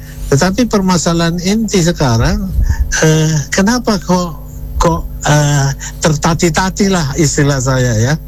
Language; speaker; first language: Indonesian; native; Indonesian